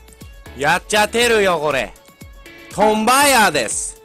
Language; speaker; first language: Japanese; native; Japanese